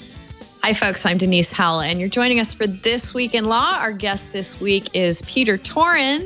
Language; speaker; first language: English; native; English